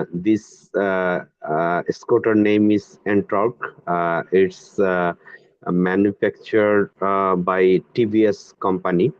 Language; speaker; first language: English; non-native, learner; Bangla